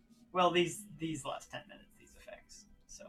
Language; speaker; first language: English; native; English